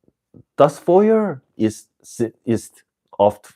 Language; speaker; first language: German; non-native, learner; English